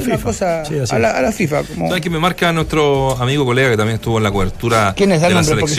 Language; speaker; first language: Spanish; native; Spanish